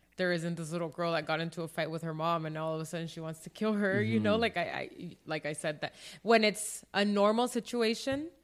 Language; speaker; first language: English; early bilingual, other home language; Spanish